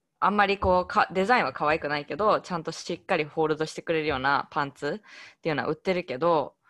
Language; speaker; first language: Japanese; native; Japanese